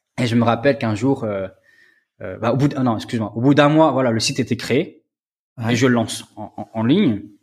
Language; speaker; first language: French; native; French